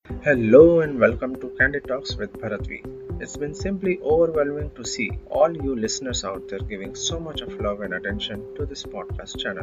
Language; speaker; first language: English; non-native, local second language; Hindi